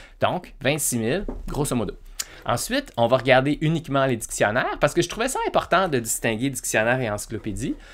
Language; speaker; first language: French; native; French